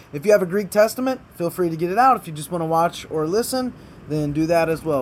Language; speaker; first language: English; native; English